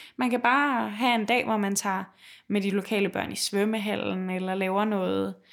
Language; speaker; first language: Danish; native; Danish